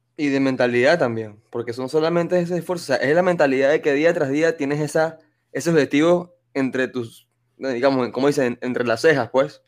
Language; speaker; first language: Spanish; native; Spanish